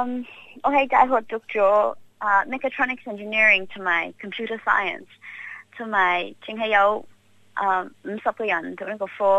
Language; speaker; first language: Cantonese; early bilingual, heritage; Cantonese